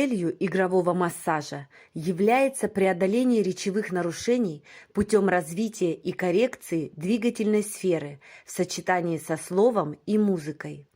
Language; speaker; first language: Russian; native; Russian